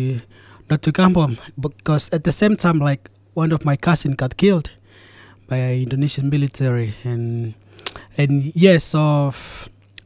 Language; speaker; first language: English; non-native, fluent; Indonesian